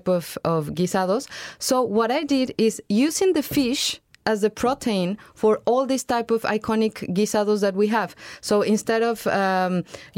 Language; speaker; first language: English; non-native, fluent; Spanish